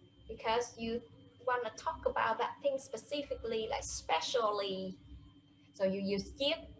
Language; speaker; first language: English; non-native, fluent; Vietnamese